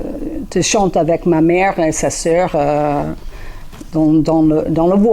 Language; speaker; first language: French; non-native, learner; English